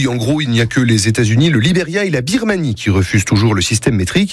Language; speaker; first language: French; native; French